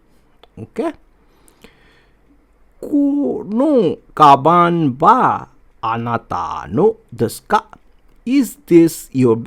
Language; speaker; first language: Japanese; non-native, fluent; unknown